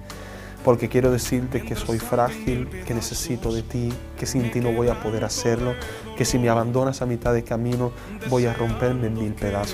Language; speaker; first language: Spanish; native; Spanish